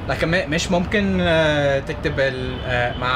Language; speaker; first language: Arabic; non-native, learner; English